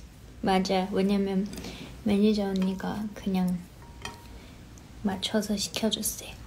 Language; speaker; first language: Korean; non-native, fluent; Chinese